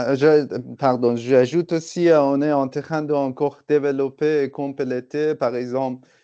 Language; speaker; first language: French; non-native, fluent; Persian